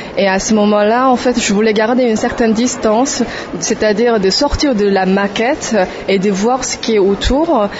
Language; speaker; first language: French; non-native, fluent; Korean